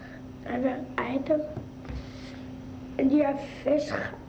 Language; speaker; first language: Dutch; early bilingual, other home language; Arabic